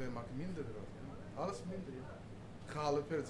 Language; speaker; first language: Dutch; non-native, learner; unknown